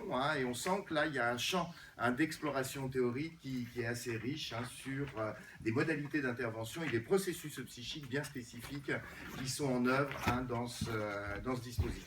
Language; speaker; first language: French; native; French